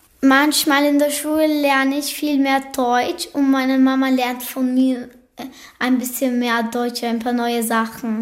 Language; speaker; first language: German; early bilingual, heritage; Albanian